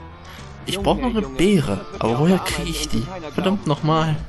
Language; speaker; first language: German; native; German